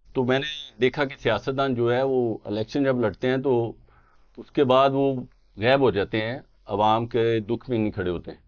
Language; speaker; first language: Urdu; native; Urdu